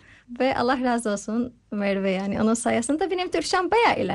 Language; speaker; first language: Turkish; non-native, fluent; Arabic